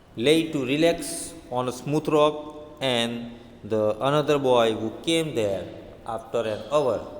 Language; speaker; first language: English; non-native, local second language; Hindi